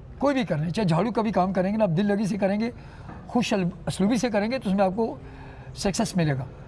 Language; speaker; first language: Urdu; non-native, local second language; Punjabi